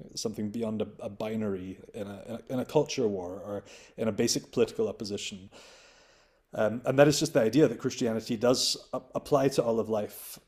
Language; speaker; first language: English; native; English